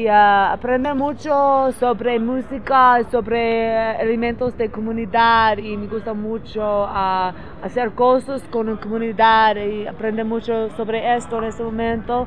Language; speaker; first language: Spanish; non-native, learner; English